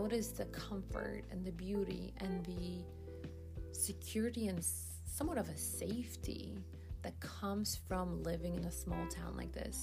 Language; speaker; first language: English; non-native, fluent; Polish